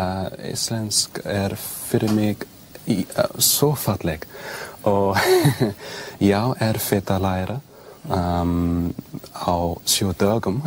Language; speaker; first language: Icelandic; non-native, learner; English